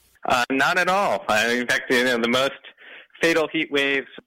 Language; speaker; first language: English; native; English